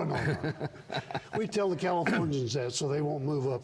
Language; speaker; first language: English; native; English